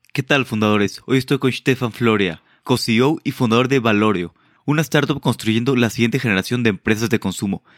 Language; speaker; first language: Spanish; native; Spanish